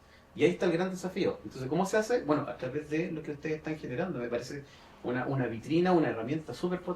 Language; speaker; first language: Spanish; native; Spanish